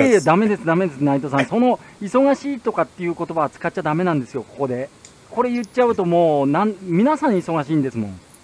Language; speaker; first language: Japanese; native; Japanese